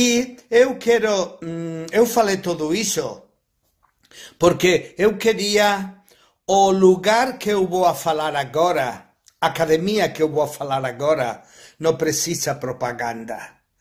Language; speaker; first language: Portuguese; non-native, fluent; Spanish